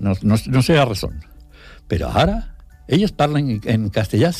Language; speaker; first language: Catalan; non-native, learner; Spanish